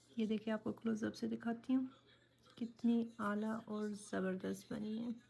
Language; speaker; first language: Urdu; non-native, fluent; Persian